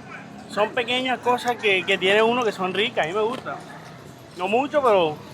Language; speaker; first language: Spanish; native; Spanish